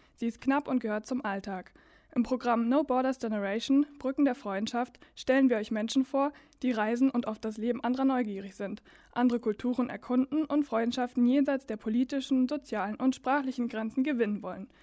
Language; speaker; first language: German; native; German